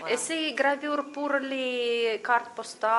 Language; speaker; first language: French; non-native, learner; Russian